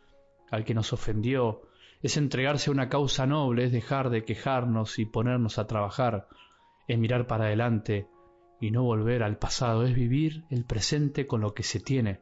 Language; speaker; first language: Spanish; native; Spanish